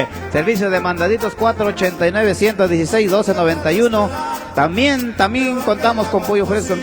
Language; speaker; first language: Spanish; native; Spanish